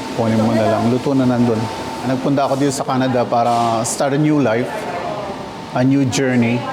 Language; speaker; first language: Filipino; non-native, local second language; Pampanga